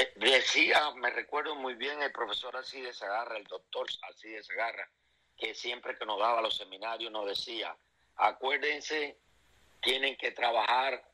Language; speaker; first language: Spanish; native; Spanish